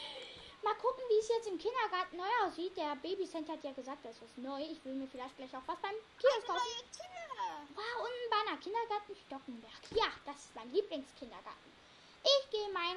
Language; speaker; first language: German; native; German